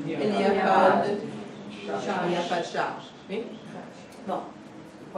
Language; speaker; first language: French; non-native, fluent; English